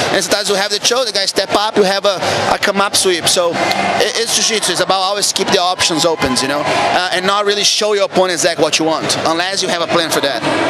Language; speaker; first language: English; non-native, fluent; Portuguese